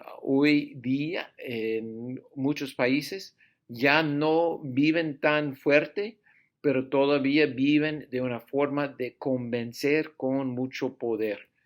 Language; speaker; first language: Spanish; non-native, fluent; English